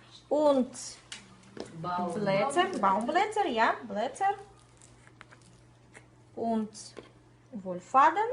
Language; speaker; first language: German; non-native, fluent; Russian